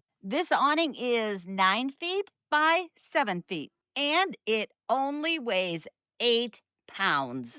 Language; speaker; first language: English; native; English